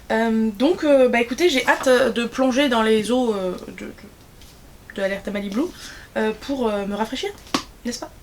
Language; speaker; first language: French; native; French